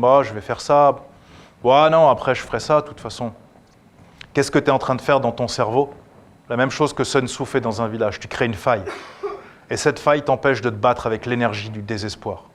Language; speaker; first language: French; native; French